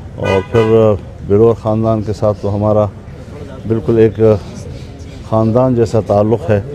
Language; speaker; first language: Urdu; non-native, local second language; Pashto